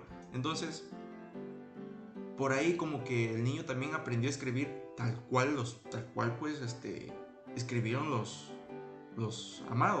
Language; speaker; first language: Spanish; native; Spanish